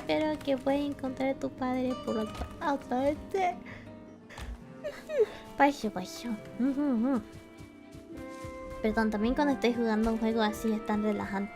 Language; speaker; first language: Spanish; early bilingual, heritage; Spanish